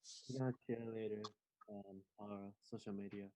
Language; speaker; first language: English; non-native, fluent; Japanese